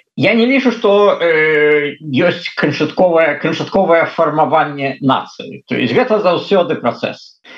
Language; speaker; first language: Belarusian; non-native, local second language; Russian